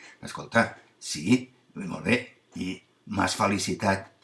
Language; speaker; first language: Catalan; native; Catalan